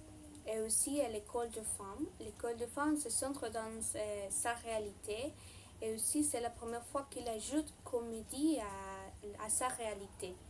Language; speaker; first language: French; non-native, learner; Spanish